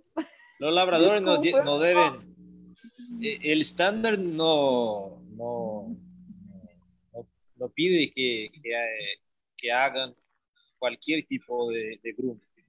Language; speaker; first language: Spanish; non-native, learner; Portuguese